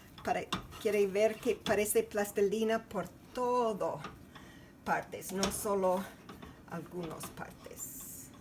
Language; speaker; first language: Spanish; non-native, learner; English